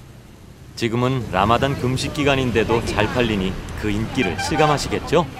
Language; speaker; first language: Korean; native; Korean